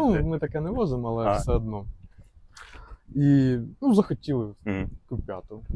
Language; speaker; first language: Ukrainian; native; Ukrainian